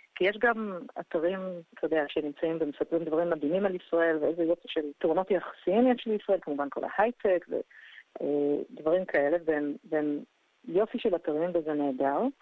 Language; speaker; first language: Hebrew; early bilingual, other home language; English